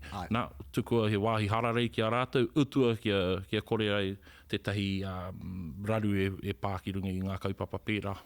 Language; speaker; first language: Māori; native; Māori